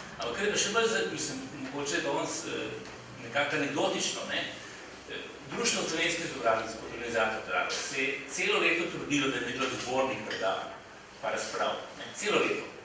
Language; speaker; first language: Slovenian; native; Slovenian